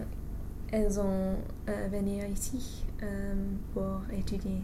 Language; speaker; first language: French; non-native, fluent; English